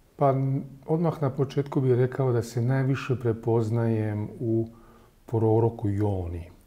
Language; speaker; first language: Croatian; native; Croatian